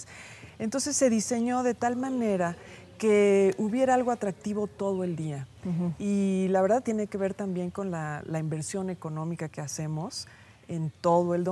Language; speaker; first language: Spanish; native; Spanish